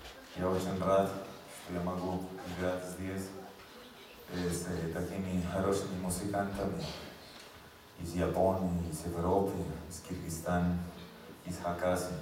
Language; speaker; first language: Russian; non-native, learner; Spanish